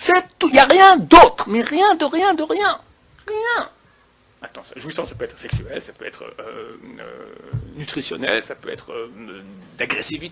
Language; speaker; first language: French; native; French